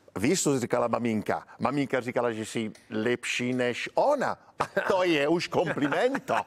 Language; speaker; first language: Czech; non-native, learner; Italian